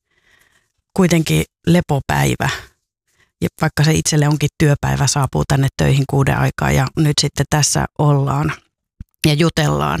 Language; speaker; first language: Finnish; native; Finnish